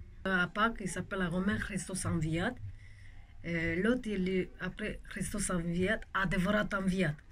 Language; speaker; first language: French; non-native, local second language; Romanian